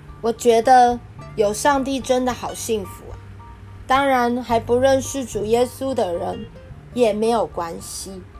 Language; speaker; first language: Chinese; native; Chinese